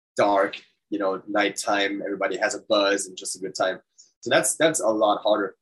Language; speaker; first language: English; non-native, fluent; German